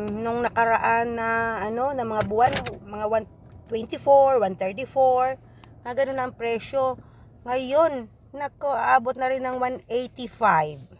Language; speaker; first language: Filipino; non-native, local second language; Hiligaynon